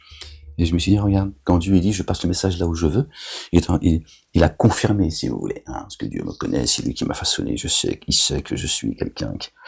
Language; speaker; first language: French; native; French